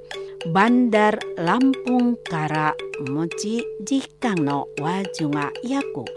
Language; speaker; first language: Japanese; non-native, learner; Indonesian